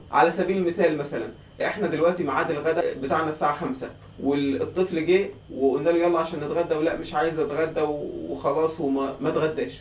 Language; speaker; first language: Arabic; native; Arabic